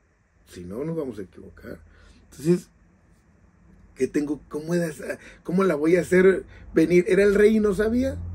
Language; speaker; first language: Spanish; native; Spanish